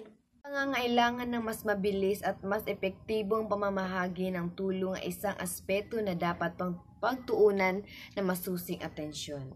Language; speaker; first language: Filipino; native; Filipino